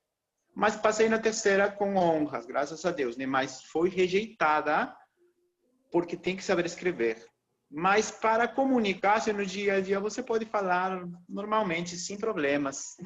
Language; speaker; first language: Portuguese; non-native, fluent; Spanish